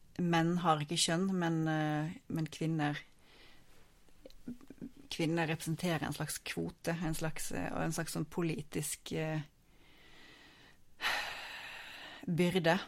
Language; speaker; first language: Norwegian; native; Norwegian